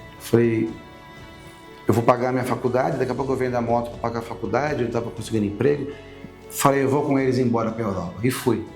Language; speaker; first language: Portuguese; native; Portuguese